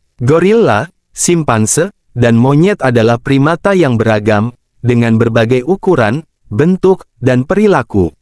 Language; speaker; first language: Indonesian; native; Indonesian